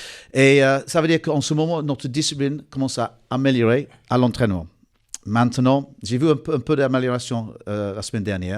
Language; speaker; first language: French; non-native, fluent; English